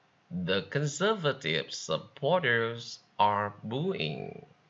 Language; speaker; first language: English; non-native, fluent; Vietnamese